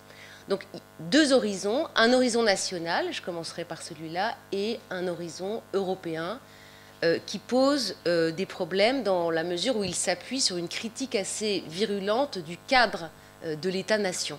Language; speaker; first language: French; native; French